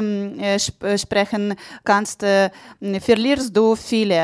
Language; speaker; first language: German; non-native, learner; Ukrainian